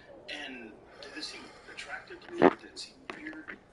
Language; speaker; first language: English; native; English